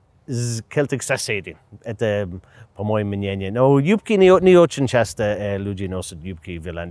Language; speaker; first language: Russian; non-native, learner; English